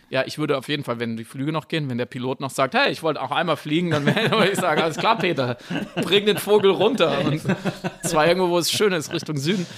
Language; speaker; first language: German; native; German